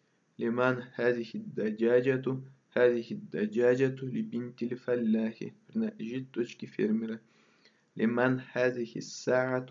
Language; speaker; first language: Arabic; non-native, fluent; Russian